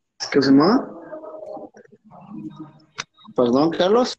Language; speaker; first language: French; non-native, learner; Spanish